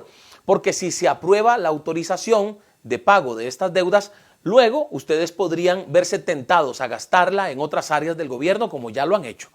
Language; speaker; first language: Spanish; native; Spanish